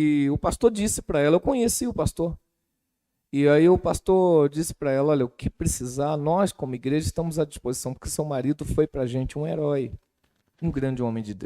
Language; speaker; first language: Portuguese; native; Portuguese